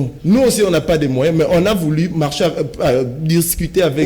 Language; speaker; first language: French; non-native, local second language; Lingala